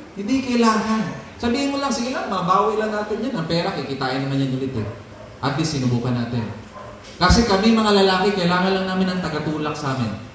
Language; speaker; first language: Filipino; non-native, local second language; Cebuano